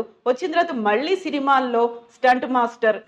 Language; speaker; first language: Telugu; native; Telugu